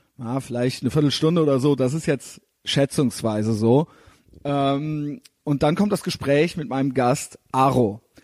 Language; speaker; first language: German; native; German